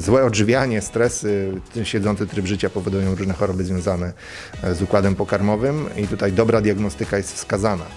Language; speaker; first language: Polish; native; Polish